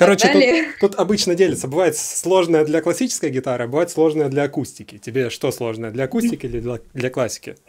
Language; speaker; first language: Russian; native; Russian